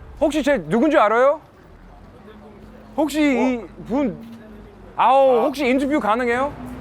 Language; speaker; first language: Korean; non-native, fluent; English